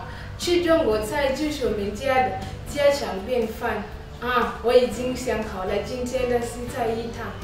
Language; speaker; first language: Chinese; non-native, fluent; Shona